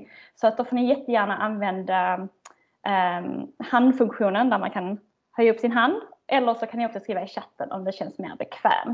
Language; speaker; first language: Swedish; native; Swedish